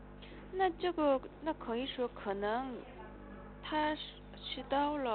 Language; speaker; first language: Chinese; non-native, learner; Korean